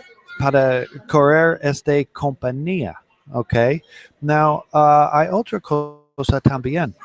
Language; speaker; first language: Spanish; non-native, learner; English